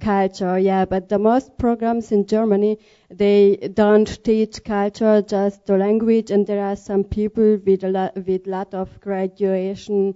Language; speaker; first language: English; non-native, learner; Hungarian